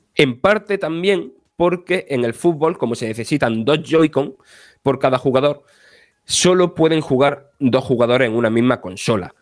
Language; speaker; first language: Spanish; native; Spanish